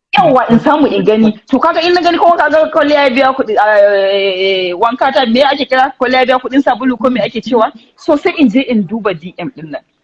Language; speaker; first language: Hausa; non-native, local second language; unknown